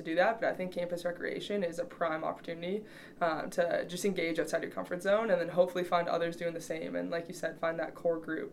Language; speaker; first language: English; native; English